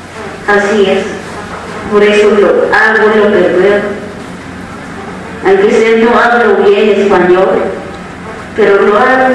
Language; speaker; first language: Spanish; non-native, local second language; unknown